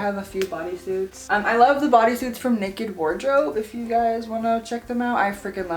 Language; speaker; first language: English; native; English